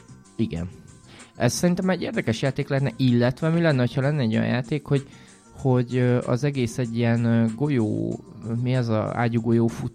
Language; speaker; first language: Hungarian; native; Hungarian